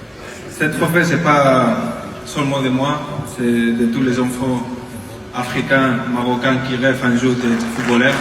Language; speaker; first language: French; non-native, fluent; Spanish